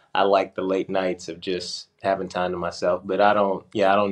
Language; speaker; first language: English; native; English